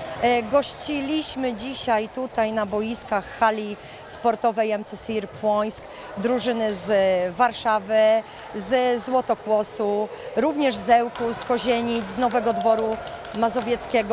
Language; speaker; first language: Polish; native; Polish